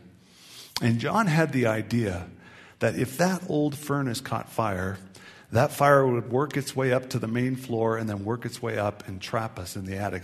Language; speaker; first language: English; native; English